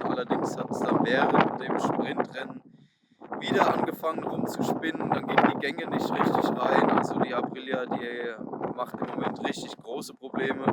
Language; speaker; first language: German; native; German